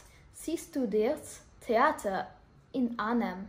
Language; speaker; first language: German; non-native, learner; Dutch